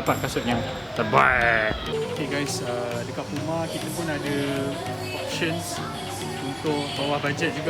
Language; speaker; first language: Malay; native; Malay